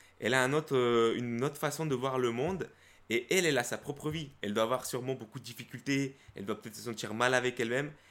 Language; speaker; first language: French; early bilingual, other home language; Spanish